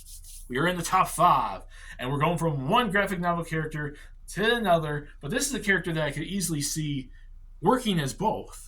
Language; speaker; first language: English; native; English